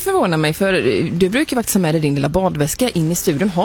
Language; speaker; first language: Swedish; native; Swedish